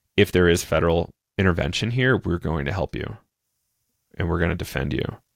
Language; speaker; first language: English; native; English